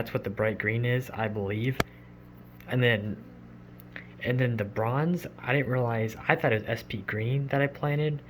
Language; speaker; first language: English; native; English